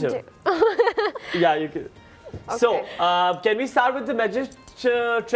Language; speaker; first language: English; non-native, fluent; Urdu